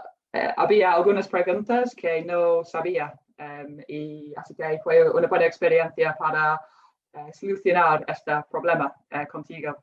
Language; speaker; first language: Spanish; non-native, fluent; English